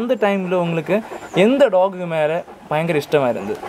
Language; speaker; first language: Tamil; native; Tamil